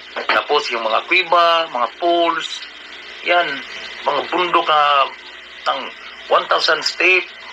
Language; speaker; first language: Filipino; non-native, local second language; Cebuano